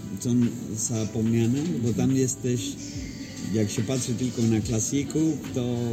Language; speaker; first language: Polish; non-native, fluent; Spanish